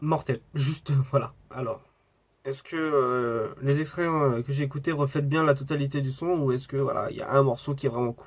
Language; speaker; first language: French; native; French